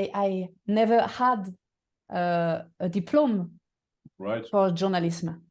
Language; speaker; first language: English; non-native, fluent; French